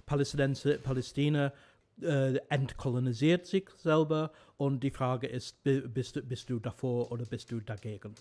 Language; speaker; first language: German; non-native, fluent; English